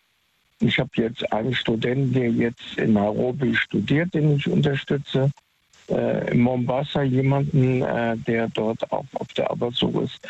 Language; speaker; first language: German; native; German